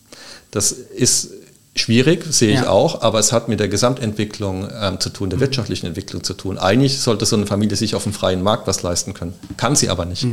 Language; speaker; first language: German; native; German